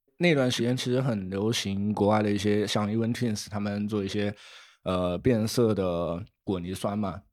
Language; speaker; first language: Chinese; native; Chinese